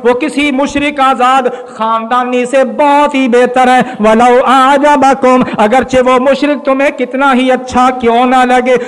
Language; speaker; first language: Urdu; non-native, local second language; Punjabi